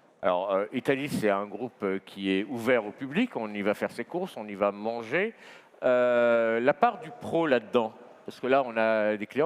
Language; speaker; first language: French; native; French